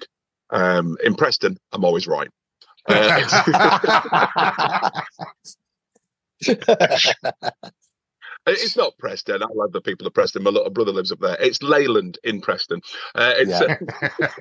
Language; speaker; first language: English; native; English